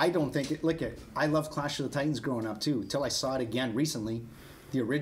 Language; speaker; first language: English; native; English